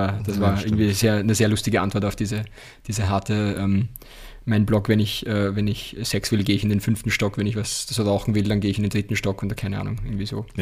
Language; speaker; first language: German; native; German